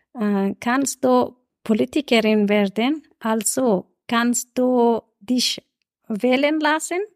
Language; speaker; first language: German; non-native, learner; Persian